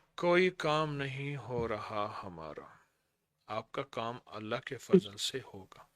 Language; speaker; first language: Urdu; native; Urdu